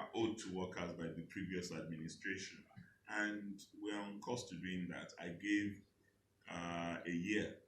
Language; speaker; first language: English; non-native, local second language; Yoruba